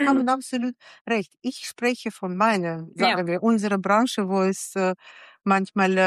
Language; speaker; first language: German; non-native, fluent; Russian